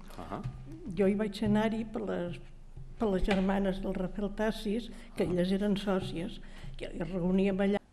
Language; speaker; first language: Catalan; native; Catalan